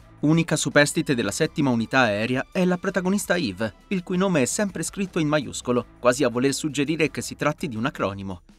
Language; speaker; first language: Italian; native; Italian